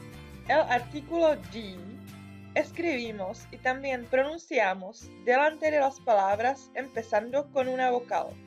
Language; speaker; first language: Spanish; non-native, fluent; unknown